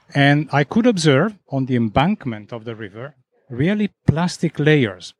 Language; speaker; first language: English; non-native, fluent; Italian